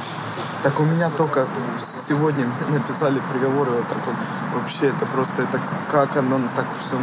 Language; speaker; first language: Russian; native; Russian